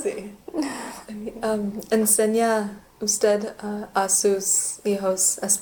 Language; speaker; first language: Spanish; non-native, learner; English